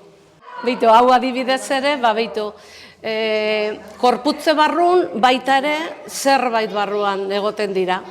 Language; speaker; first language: Basque; non-native, local second language; Spanish